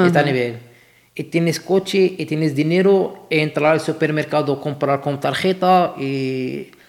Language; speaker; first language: Spanish; non-native, learner; Arabic